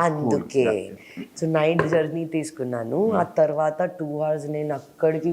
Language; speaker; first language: Telugu; non-native, local second language; Hindi